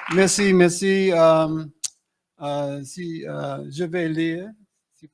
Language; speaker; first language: French; non-native, learner; English